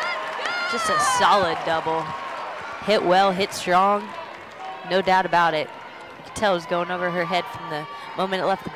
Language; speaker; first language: English; native; English